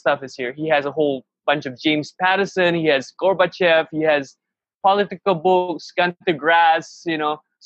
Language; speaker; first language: English; non-native, local second language; Malay